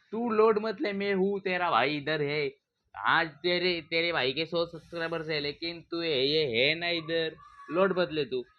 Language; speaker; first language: Hindi; non-native, local second language; Marathi